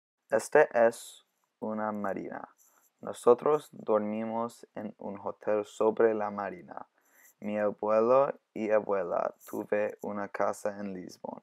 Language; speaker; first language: Spanish; non-native, learner; English